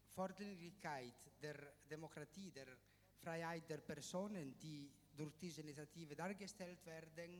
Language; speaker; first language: German; non-native, fluent; Italian